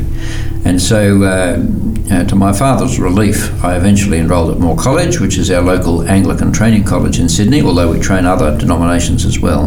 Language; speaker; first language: English; native; English